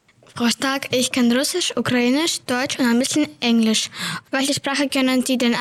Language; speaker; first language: German; early bilingual, other home language; Ukrainian